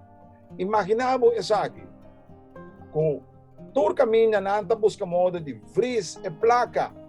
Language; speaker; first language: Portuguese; non-native, learner; Papiamento